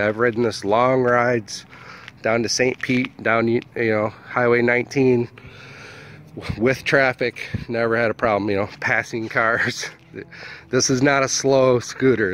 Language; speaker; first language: English; native; English